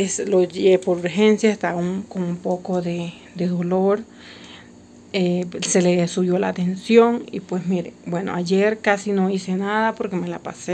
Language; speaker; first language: Spanish; native; Spanish